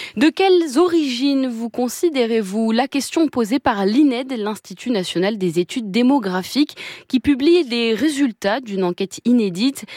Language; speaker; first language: French; native; French